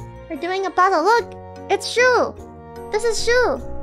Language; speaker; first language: English; native; English